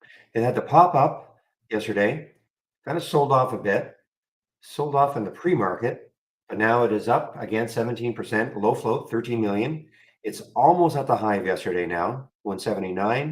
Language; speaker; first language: English; native; English